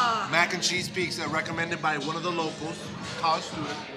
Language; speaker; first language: English; non-native, fluent; Spanish